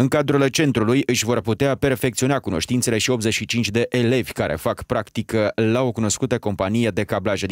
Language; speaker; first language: Romanian; native; Romanian